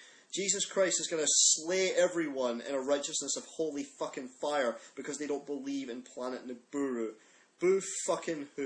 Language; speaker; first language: English; native; English